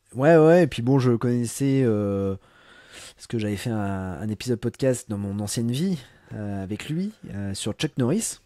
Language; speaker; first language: French; native; French